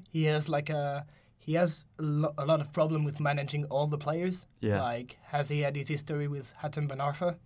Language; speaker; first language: English; non-native, fluent; French